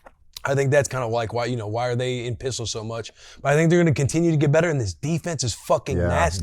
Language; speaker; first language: English; native; English